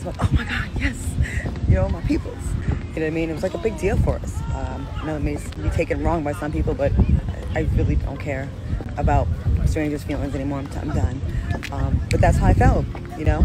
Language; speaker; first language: English; native; English